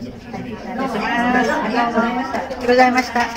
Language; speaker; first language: Japanese; non-native, learner; Filipino